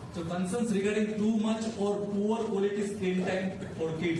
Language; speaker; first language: English; non-native, local second language; Gujarati